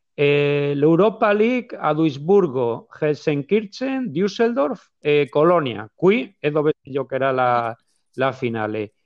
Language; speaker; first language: Italian; non-native, fluent; Spanish